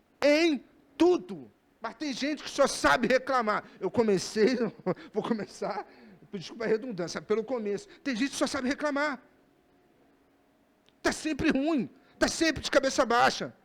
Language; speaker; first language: Portuguese; native; Portuguese